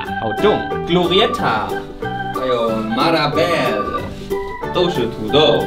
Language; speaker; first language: Chinese; non-native, fluent; German